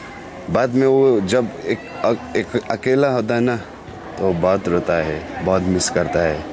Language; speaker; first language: Hindi; non-native, fluent; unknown